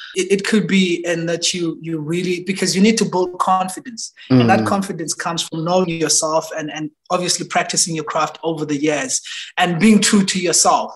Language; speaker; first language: English; non-native, local second language; Xhosa